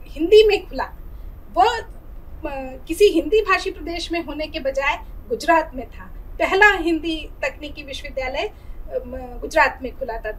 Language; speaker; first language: Hindi; native; Hindi